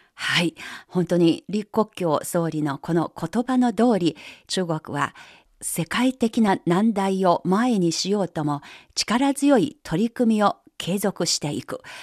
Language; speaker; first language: Japanese; non-native, fluent; Chinese